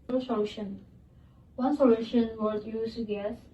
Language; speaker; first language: English; non-native, learner; Indonesian